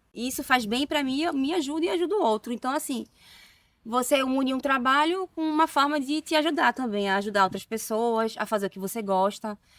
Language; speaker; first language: Portuguese; native; Portuguese